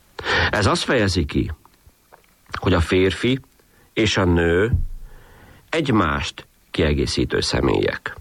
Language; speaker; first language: Hungarian; native; Hungarian